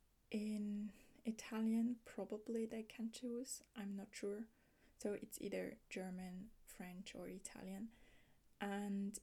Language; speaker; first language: English; non-native, fluent; German